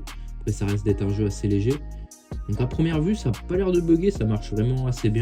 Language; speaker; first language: French; native; French